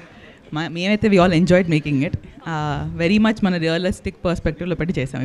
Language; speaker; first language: Telugu; native; Telugu